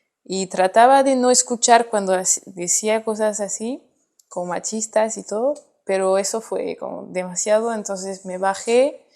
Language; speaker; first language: Spanish; non-native, fluent; French